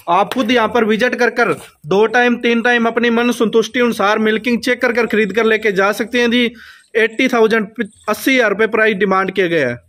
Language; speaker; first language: Hindi; native; Hindi